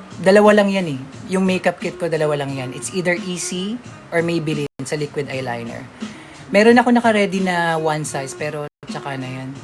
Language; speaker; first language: Filipino; native; Filipino